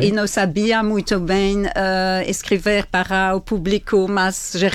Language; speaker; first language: Portuguese; non-native, fluent; French